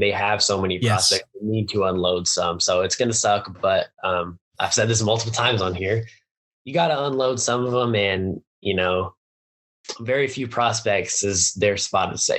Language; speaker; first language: English; native; English